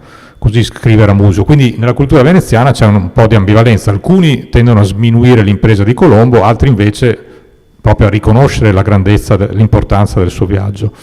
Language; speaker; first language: Italian; native; Italian